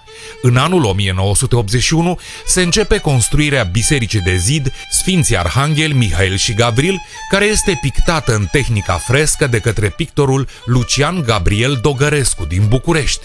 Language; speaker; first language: Romanian; native; Romanian